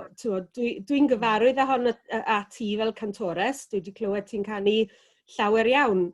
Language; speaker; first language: Welsh; native; Welsh